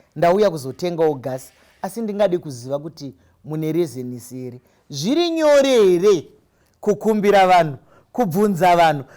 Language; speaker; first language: Shona; native; Shona